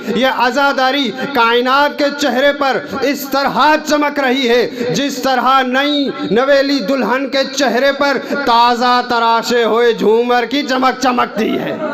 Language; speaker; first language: Urdu; non-native, local second language; Sindhi